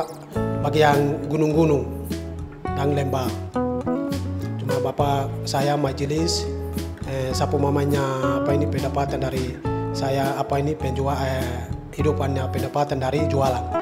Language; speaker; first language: Indonesian; non-native, local second language; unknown